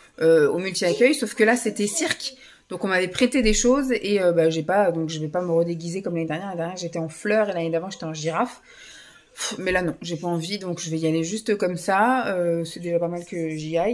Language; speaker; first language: French; native; French